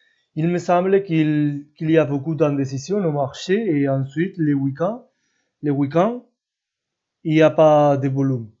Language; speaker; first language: French; non-native, learner; Spanish